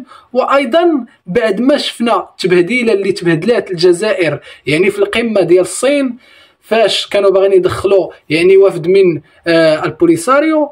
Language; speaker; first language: Arabic; native; Arabic